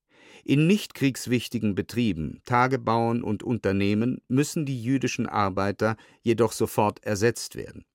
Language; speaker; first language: German; native; German